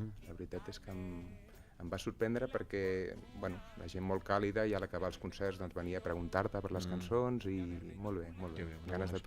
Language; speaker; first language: Catalan; native; Catalan